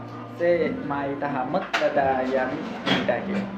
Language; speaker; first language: Estonian; non-native, learner; Tajik